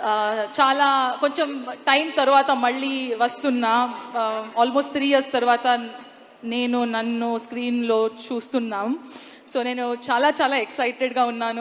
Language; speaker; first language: Telugu; non-native, local second language; Kannada